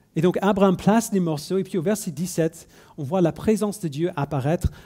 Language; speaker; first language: French; non-native, fluent; English